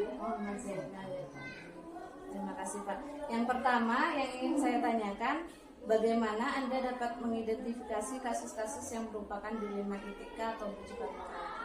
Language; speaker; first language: Indonesian; non-native, local second language; Madurese